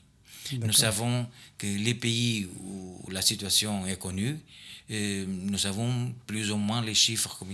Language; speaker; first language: French; non-native, fluent; Portuguese